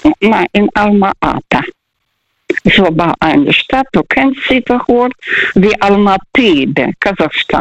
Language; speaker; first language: German; early bilingual, other home language; Russian